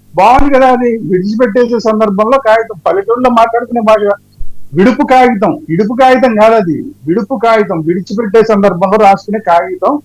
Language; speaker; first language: Telugu; native; Telugu